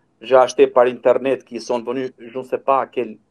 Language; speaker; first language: French; non-native, learner; Albanian